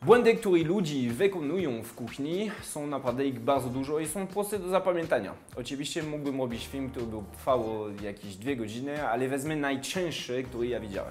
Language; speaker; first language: Polish; non-native, fluent; French